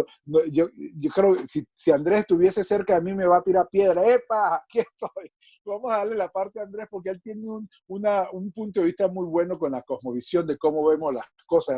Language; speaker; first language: Spanish; native; Spanish